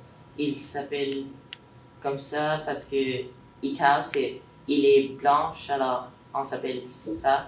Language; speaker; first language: French; non-native, learner; Thai